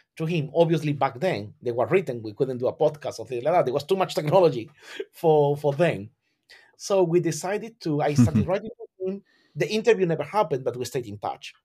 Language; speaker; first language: English; non-native, fluent; Spanish